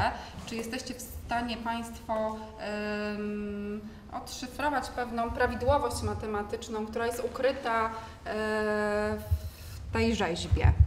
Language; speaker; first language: Polish; native; Polish